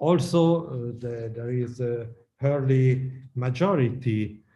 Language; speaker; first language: English; non-native, learner; Italian